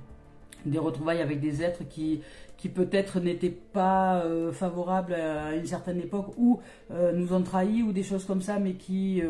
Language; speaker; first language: French; native; French